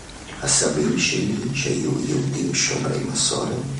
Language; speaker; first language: Hebrew; non-native, fluent; German